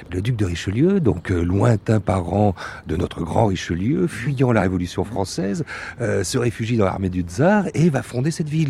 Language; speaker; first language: French; native; French